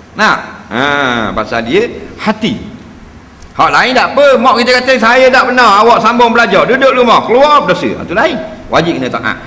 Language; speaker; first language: Malay; native; Malay